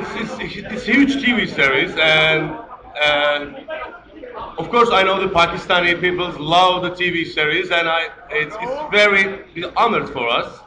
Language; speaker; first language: English; non-native, learner; Turkish